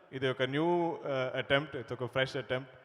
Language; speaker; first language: Telugu; non-native, learner; Malayalam